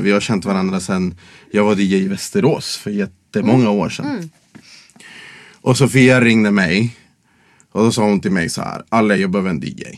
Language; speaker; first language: Swedish; non-native, fluent; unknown